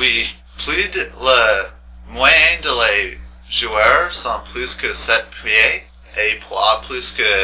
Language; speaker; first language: French; non-native, learner; English